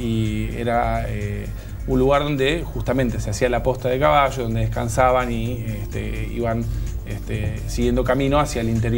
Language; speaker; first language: Spanish; native; Spanish